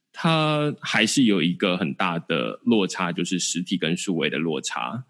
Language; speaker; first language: Chinese; native; Chinese